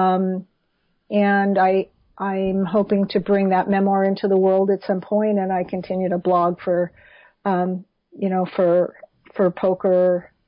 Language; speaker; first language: English; native; English